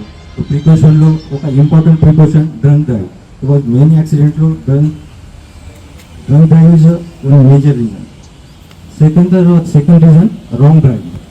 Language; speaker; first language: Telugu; non-native, learner; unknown